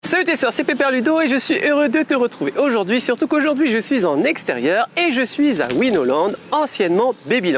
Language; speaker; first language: French; native; French